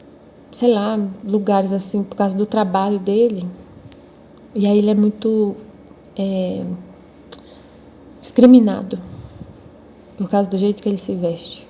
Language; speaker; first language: Portuguese; native; Portuguese